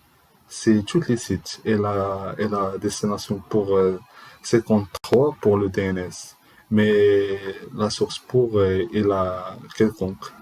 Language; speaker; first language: French; non-native, learner; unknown